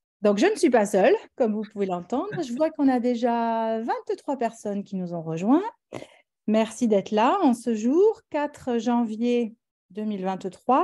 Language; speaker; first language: French; native; French